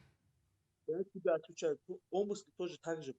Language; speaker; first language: Russian; non-native, local second language; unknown